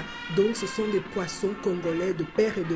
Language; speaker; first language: French; non-native, local second language; Lingala